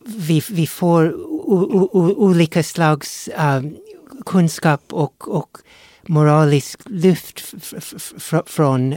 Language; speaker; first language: Swedish; non-native, fluent; English